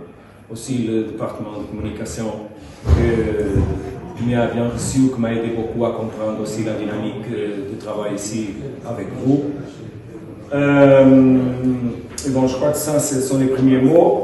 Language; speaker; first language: French; non-native, fluent; Portuguese